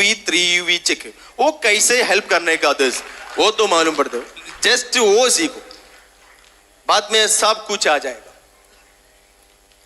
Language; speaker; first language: Hindi; non-native, local second language; Malayalam